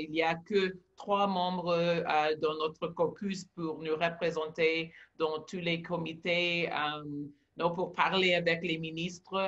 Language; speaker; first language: French; non-native, local second language; English